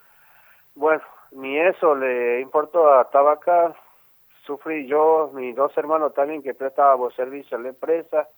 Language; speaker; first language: Spanish; native; Spanish